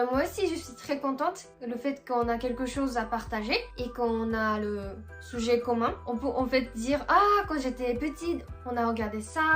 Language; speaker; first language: French; non-native, fluent; Japanese